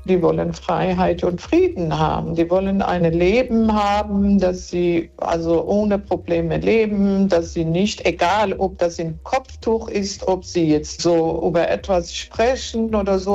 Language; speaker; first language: German; non-native, fluent; Persian